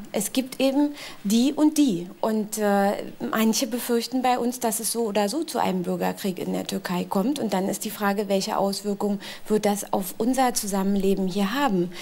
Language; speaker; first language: German; native; German